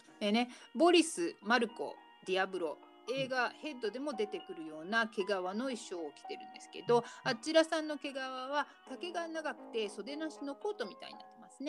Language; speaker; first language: Japanese; native; Japanese